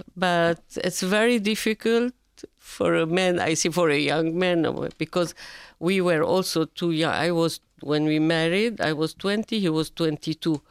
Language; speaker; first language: English; non-native, fluent; Arabic